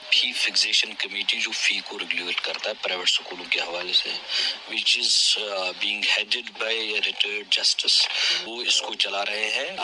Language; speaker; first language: Urdu; non-native, local second language; Kashmiri